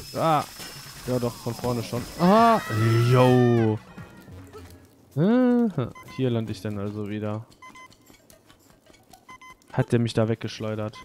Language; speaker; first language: German; native; German